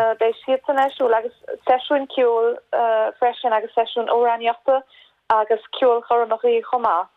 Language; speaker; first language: Irish; non-native, fluent; German